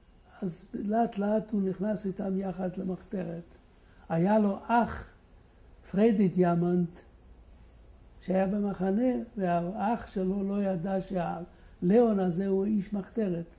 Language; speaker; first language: Hebrew; non-native, fluent; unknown